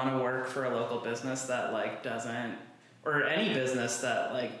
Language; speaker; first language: English; native; English